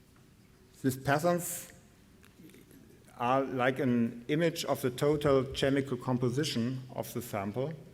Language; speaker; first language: English; non-native, fluent; German